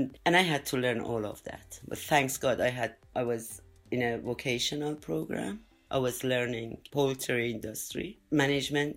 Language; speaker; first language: English; non-native, fluent; Persian